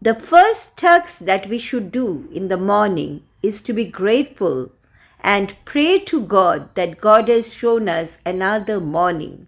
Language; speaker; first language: English; non-native, local second language; Bangla